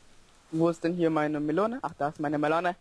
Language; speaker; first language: German; native; German